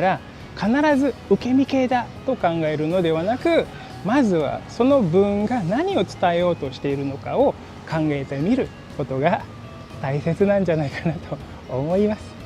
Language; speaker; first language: Japanese; non-native, fluent; Indonesian